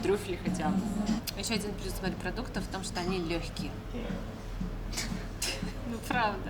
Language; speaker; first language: Russian; native; Russian